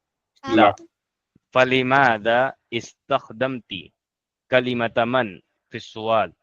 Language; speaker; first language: Arabic; non-native, fluent; Urdu